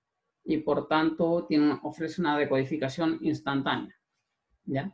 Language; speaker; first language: Spanish; native; Spanish